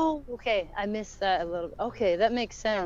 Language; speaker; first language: English; native; English